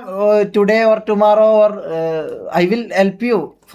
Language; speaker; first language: English; non-native, learner; Malayalam